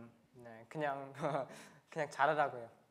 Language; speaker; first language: Korean; early bilingual, heritage; English